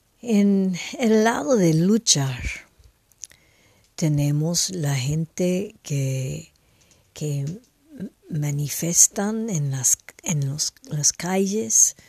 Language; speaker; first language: Spanish; non-native, fluent; French